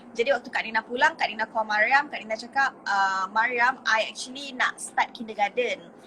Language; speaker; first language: Malay; native; Malay